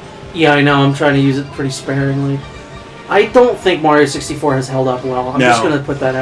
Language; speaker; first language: English; native; English